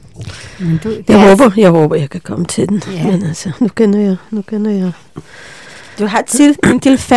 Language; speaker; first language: Danish; non-native, learner; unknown